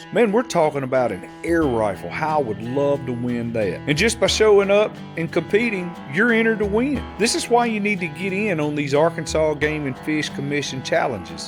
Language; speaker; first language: English; native; English